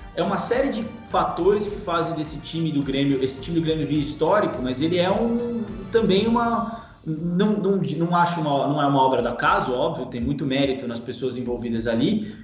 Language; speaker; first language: Portuguese; native; Portuguese